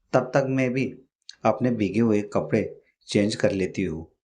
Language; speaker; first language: Hindi; non-native, local second language; Marathi